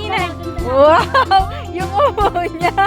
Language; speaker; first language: Filipino; native; Filipino